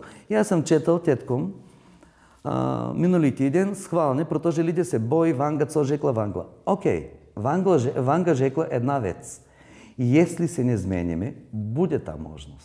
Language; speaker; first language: Czech; non-native, learner; Bulgarian